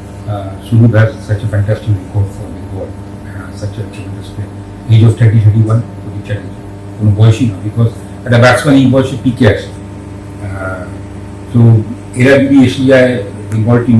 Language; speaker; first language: English; non-native, local second language; Bangla